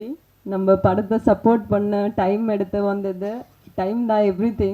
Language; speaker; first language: Tamil; non-native, fluent; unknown